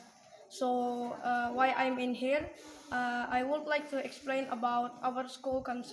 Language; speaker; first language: English; non-native, learner; Indonesian